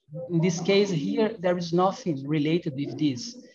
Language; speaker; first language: English; non-native, fluent; Portuguese